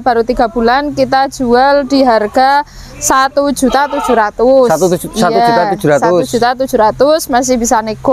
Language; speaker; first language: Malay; non-native, local second language; Javanese